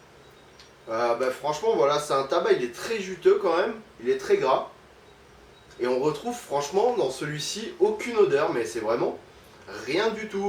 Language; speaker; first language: French; native; French